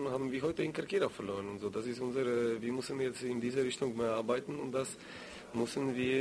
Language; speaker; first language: German; non-native, learner; Greek